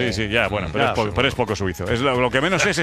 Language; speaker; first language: Spanish; native; Spanish